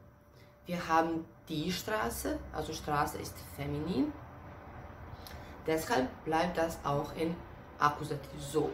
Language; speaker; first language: German; non-native, fluent; Serbian